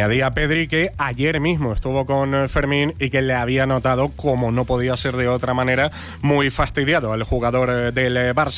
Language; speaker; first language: Spanish; native; Spanish